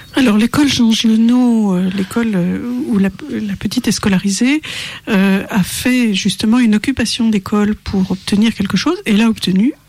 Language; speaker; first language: French; native; French